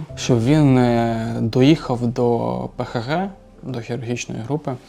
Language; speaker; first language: Ukrainian; native; Ukrainian